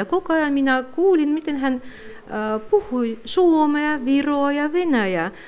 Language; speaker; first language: Finnish; non-native, fluent; Russian